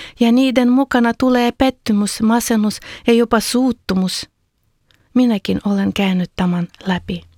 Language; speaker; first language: Finnish; non-native, fluent; Ukrainian